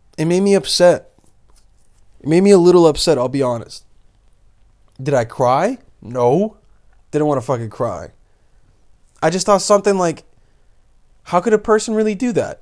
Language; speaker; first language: English; early bilingual, other home language; Bosnian